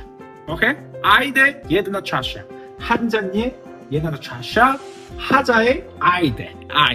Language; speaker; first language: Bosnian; non-native, learner; Korean